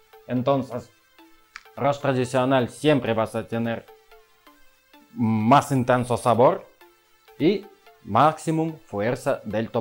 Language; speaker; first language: Spanish; non-native, learner; Russian